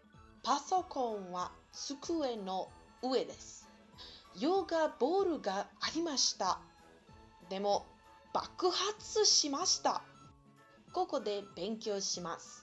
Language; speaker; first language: Japanese; non-native, learner; Portuguese